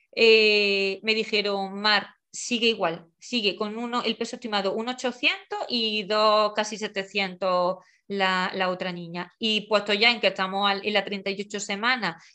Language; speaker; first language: Spanish; native; Spanish